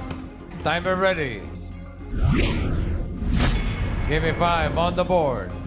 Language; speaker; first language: English; non-native, local second language; Filipino